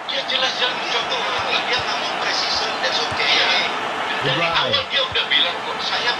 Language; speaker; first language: Indonesian; native; Indonesian